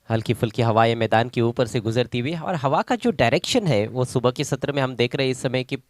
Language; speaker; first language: Hindi; non-native, local second language; Marathi